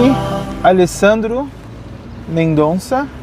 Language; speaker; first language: Arabic; non-native, learner; Portuguese